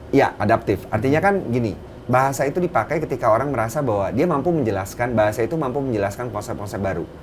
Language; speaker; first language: Indonesian; native; Indonesian